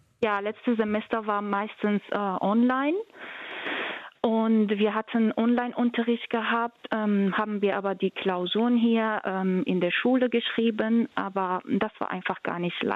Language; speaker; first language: German; non-native, fluent; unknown